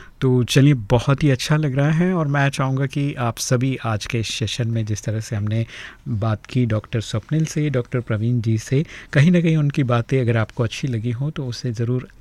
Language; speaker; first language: Hindi; native; Hindi